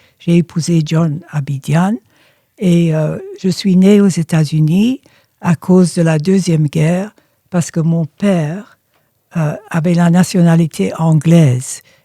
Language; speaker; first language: French; early bilingual, other home language; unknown